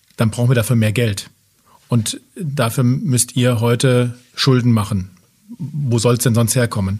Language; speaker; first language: German; native; German